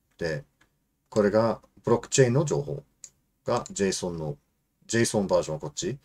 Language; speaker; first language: Japanese; non-native, fluent; English